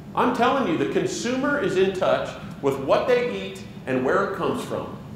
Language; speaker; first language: English; native; English